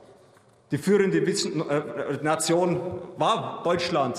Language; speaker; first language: German; native; German